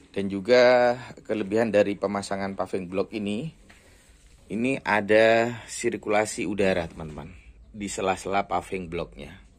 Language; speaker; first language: Indonesian; native; Indonesian